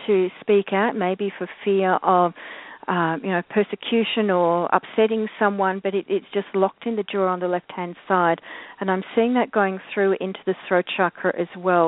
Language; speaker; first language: English; native; English